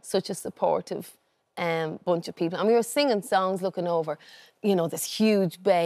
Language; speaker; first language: English; native; English